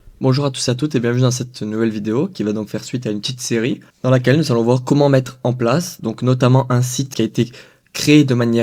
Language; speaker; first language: French; native; French